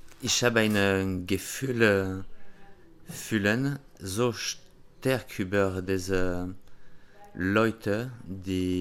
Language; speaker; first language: German; non-native, learner; French